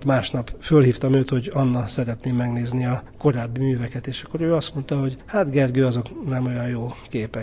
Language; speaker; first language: Hungarian; native; Hungarian